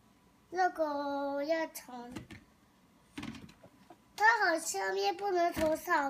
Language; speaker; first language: Chinese; native; Chinese